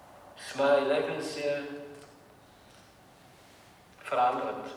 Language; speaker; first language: Dutch; non-native, learner; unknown